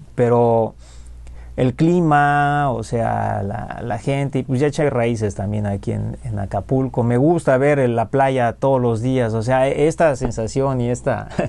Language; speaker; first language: Spanish; native; Spanish